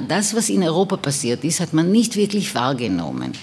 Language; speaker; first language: German; non-native, fluent; Hebrew